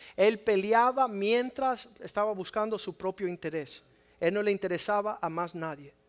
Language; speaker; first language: Spanish; native; Spanish